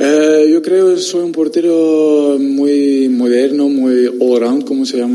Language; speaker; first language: Spanish; non-native, learner; Dutch